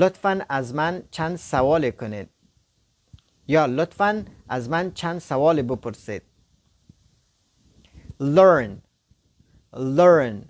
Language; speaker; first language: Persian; non-native, local second language; Pashto